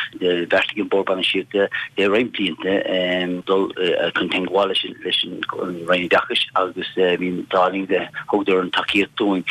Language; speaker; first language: Irish; native; Irish